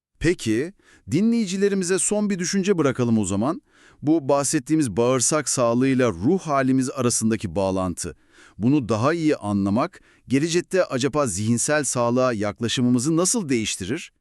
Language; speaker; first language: Turkish; native; Turkish